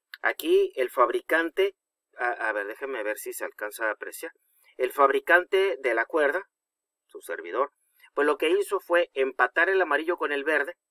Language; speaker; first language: Spanish; native; Spanish